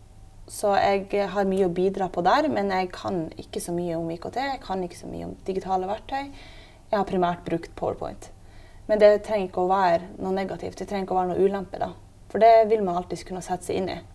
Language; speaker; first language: Norwegian; native; Norwegian